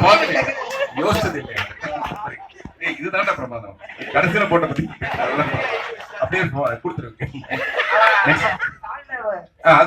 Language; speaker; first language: Tamil; native; Tamil